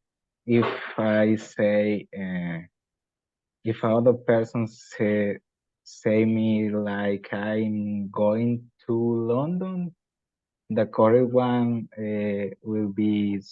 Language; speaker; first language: English; non-native, learner; Spanish